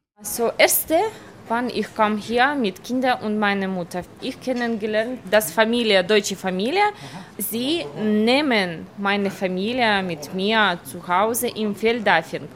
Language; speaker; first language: German; non-native, learner; Ukrainian